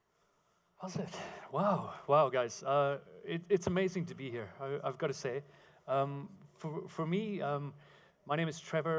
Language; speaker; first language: English; native; English